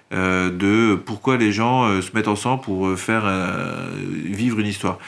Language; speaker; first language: French; native; French